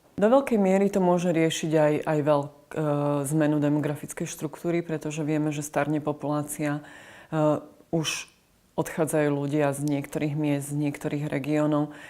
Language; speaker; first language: Slovak; native; Slovak